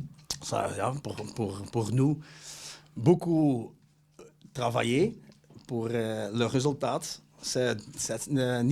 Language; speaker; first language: French; non-native, local second language; Dutch